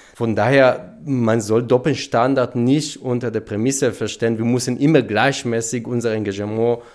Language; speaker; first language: German; non-native, fluent; Hebrew